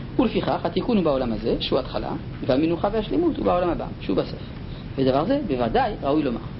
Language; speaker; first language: Hebrew; non-native, fluent; French